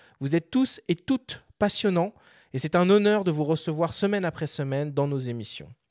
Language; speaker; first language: French; native; French